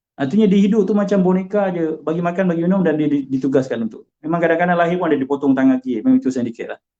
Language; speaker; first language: Malay; native; Malay